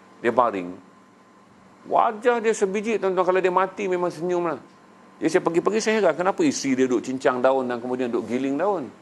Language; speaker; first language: Malay; native; Malay